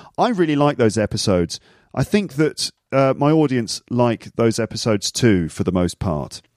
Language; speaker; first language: English; native; English